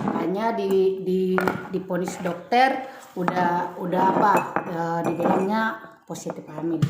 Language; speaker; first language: Indonesian; non-native, local second language; Batak Toba